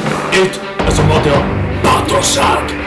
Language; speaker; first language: Hungarian; non-native, learner; Welsh